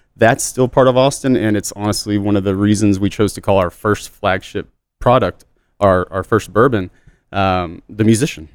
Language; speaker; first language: English; native; English